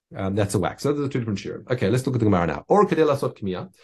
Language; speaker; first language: English; native; English